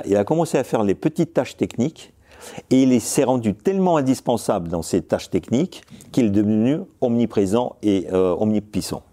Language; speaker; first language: French; non-native, fluent; Russian